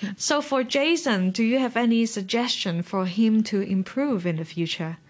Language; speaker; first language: English; non-native, local second language; Cantonese